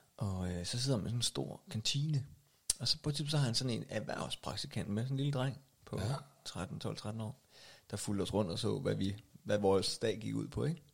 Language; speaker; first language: Danish; native; Danish